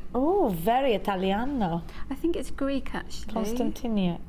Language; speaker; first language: English; native; English